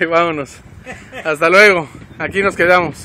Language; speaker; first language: Spanish; native; Spanish